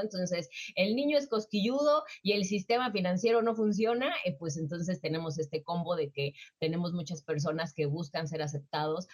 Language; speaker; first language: Spanish; native; Spanish